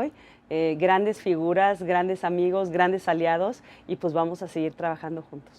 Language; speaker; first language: Spanish; native; Spanish